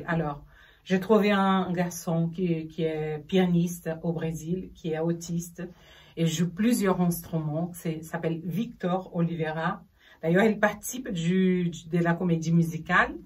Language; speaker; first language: French; non-native, fluent; Portuguese